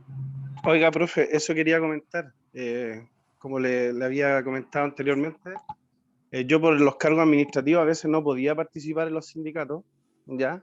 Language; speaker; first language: Spanish; native; Spanish